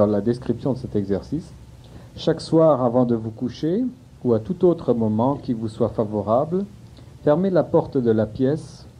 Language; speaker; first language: French; native; French